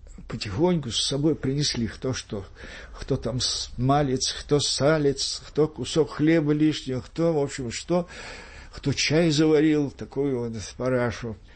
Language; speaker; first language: Russian; native; Russian